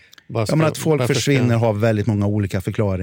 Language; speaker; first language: Swedish; native; Swedish